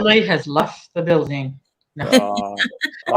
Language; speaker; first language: English; native; English